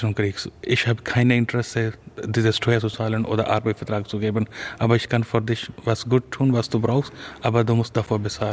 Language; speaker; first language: German; non-native, fluent; Urdu